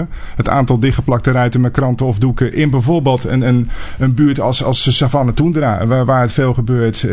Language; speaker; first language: Dutch; native; Dutch